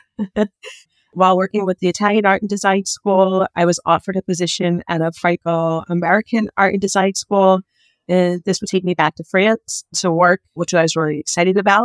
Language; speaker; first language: English; native; English